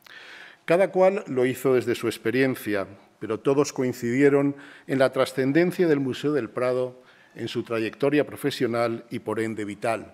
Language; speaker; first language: Spanish; native; Spanish